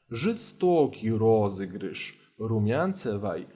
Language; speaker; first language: Russian; non-native, fluent; Polish